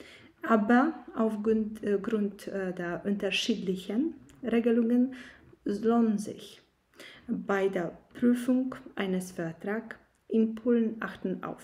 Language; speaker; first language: German; non-native, fluent; Polish